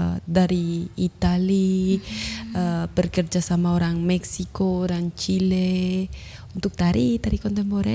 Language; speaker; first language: Indonesian; non-native, learner; Spanish